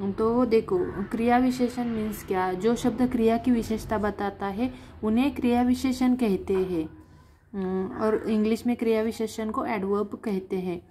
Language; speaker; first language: Hindi; non-native, local second language; Marathi